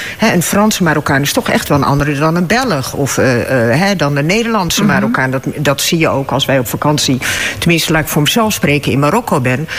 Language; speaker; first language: Dutch; early bilingual, other home language; Arabic